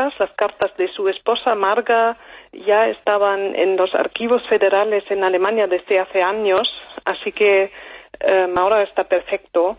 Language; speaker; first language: Spanish; non-native, fluent; German